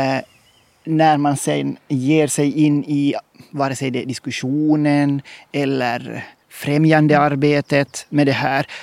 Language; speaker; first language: Swedish; native; Swedish